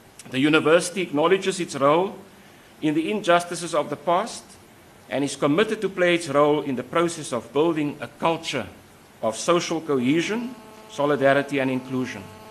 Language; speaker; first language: English; non-native, local second language; Afrikaans